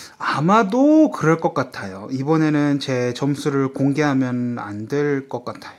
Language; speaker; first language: Korean; native; Korean